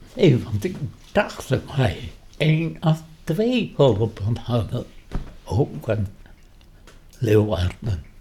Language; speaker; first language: Dutch; native; Dutch